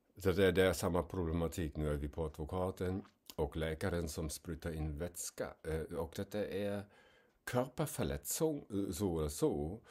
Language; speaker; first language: Swedish; non-native, fluent; German